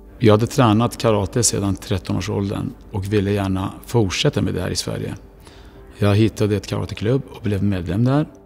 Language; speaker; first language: Swedish; non-native, fluent; Persian